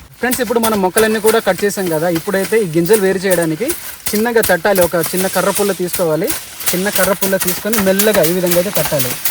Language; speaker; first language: Telugu; non-native, local second language; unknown